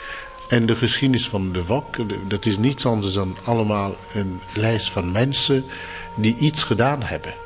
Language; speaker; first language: Dutch; non-native, fluent; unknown